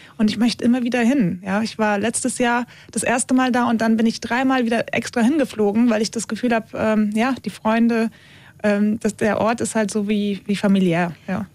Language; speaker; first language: German; early bilingual, other home language; Turkish